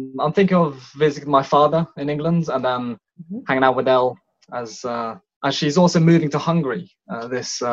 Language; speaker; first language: English; native; English